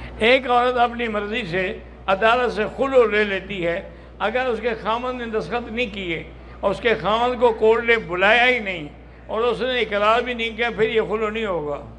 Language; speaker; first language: Urdu; native; Urdu